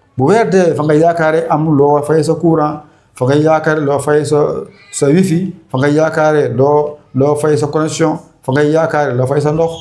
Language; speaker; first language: Wolof; non-native, local second language; Fula